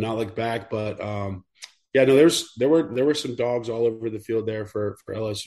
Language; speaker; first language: English; native; English